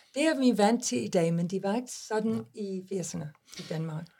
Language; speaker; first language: Danish; non-native, fluent; English